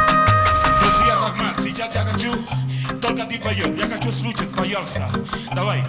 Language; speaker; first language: Russian; non-native, learner; Spanish